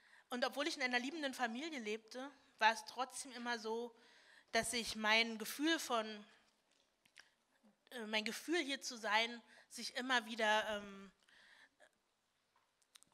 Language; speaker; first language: German; early bilingual, other home language; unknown